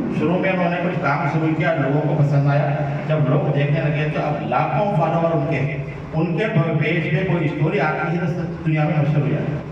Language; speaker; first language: Urdu; native; Urdu